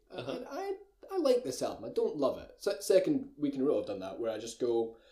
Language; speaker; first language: English; native; English